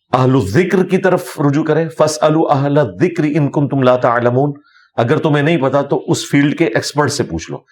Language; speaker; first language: Urdu; non-native, local second language; Punjabi